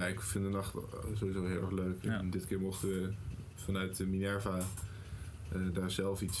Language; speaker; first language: Dutch; native; Dutch